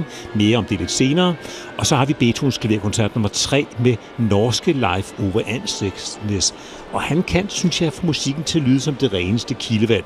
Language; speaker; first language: Danish; native; Danish